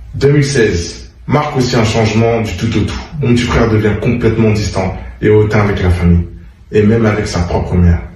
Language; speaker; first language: French; native; French